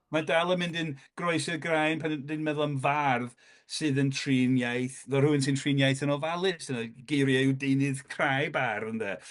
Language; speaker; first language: Welsh; non-native, fluent; English